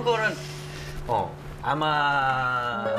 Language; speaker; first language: Korean; non-native, fluent; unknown